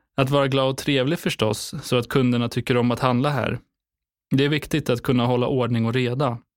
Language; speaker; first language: Swedish; non-native, fluent; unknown